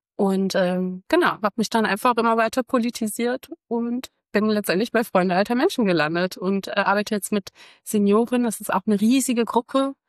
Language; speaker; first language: German; early bilingual, other home language; Croatian